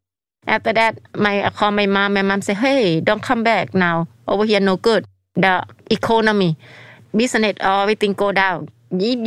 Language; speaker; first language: English; non-native, learner; Thai